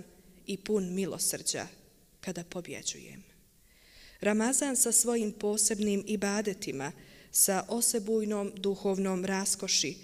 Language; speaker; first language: Bosnian; native; Bosnian